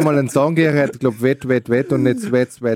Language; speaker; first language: German; native; German